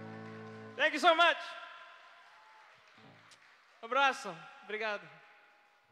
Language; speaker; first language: Portuguese; non-native, learner; Filipino